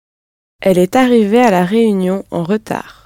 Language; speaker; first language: French; non-native, learner; English